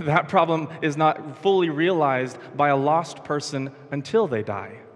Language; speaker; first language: English; native; English